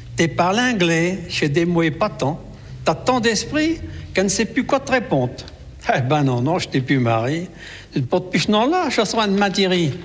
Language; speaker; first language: French; native; French